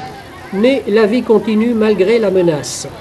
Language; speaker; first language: French; native; French